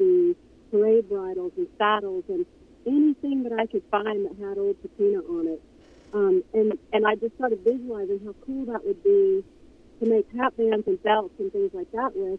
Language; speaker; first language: English; native; English